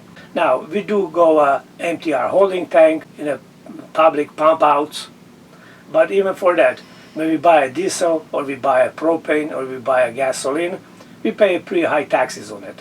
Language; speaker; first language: English; non-native, fluent; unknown